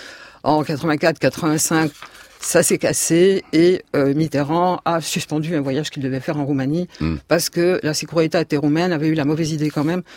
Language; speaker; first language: French; native; French